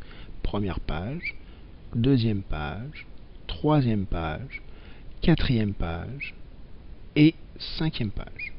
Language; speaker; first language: French; native; French